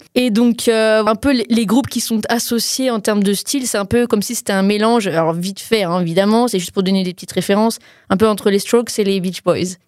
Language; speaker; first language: French; native; French